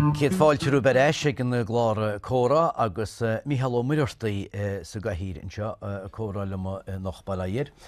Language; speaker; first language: Irish; native; Irish